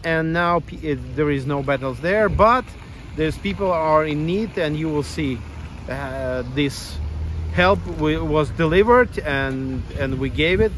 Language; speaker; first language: English; non-native, fluent; Ukrainian